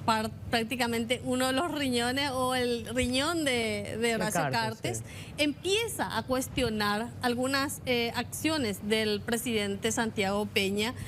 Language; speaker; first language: Spanish; native; Spanish